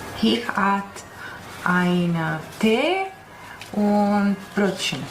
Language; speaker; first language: German; non-native, learner; Italian